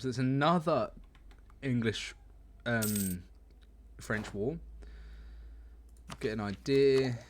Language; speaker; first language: English; native; English